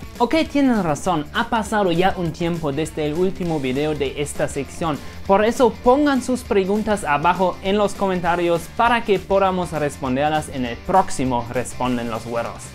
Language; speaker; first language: Spanish; non-native, fluent; German